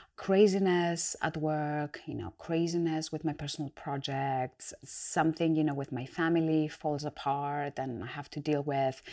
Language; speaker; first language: English; non-native, fluent; Greek